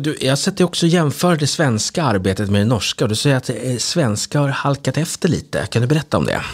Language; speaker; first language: Swedish; native; Swedish